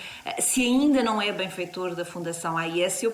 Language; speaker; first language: Portuguese; native; Portuguese